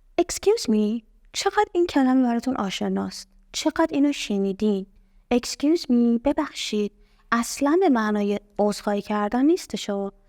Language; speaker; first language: Persian; native; Persian